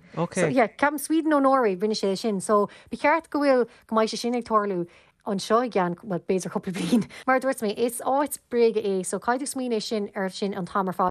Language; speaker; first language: Irish; non-native, local second language; English